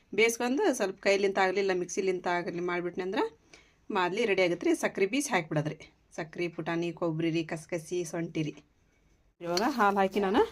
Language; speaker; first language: Kannada; non-native, local second language; Urdu